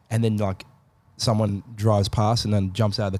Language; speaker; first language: English; native; English